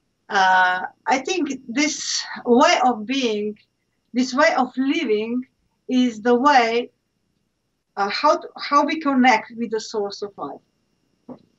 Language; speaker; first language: English; non-native, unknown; Slovenian